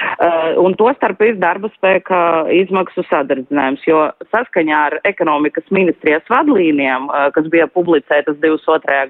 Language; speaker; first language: Latvian; non-native, local second language; Russian